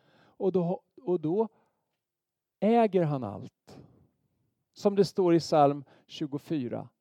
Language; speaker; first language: Swedish; native; Swedish